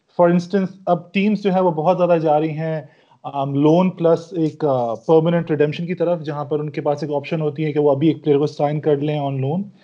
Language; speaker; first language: Urdu; native; Urdu